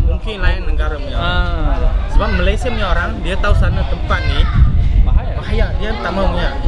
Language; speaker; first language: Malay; non-native, local second language; Cantonese